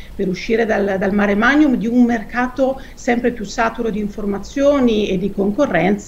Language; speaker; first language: Italian; native; Italian